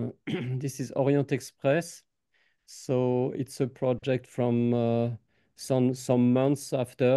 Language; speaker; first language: English; non-native, fluent; French